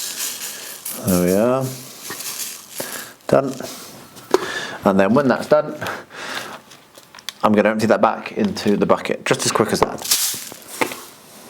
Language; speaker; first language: English; native; English